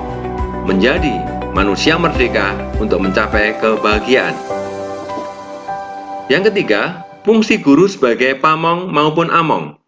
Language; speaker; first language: Indonesian; native; Indonesian